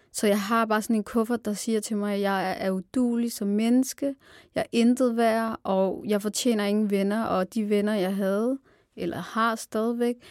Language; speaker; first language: Danish; early bilingual, other home language; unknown